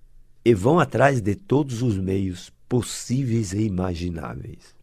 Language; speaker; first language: Portuguese; native; Portuguese